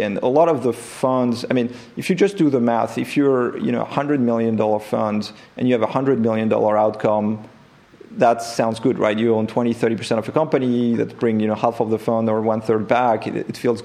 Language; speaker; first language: English; non-native, fluent; French